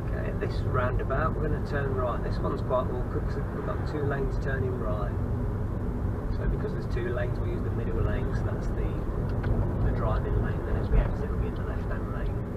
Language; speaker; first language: English; native; English